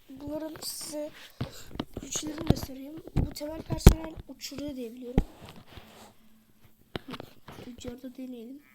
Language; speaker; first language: Turkish; native; Turkish